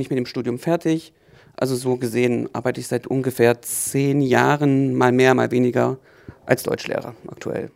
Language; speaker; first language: German; native; German